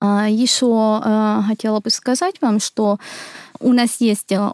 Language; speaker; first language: Russian; non-native, fluent; Hungarian